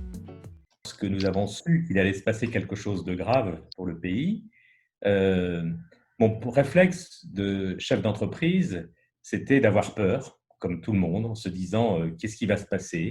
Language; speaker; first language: French; native; French